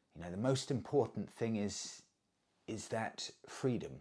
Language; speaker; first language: English; native; English